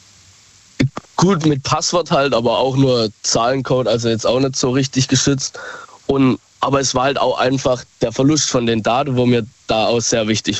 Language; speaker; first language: German; native; German